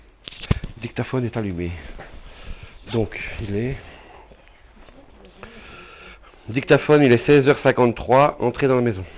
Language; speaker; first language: French; native; French